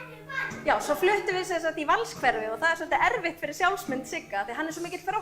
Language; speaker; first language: Icelandic; native; Icelandic